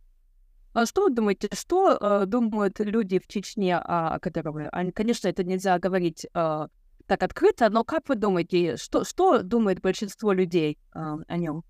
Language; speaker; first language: Russian; non-native, local second language; Ukrainian